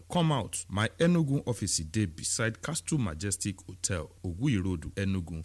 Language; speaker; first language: Nigerian Pidgin; non-native, local second language; Yoruba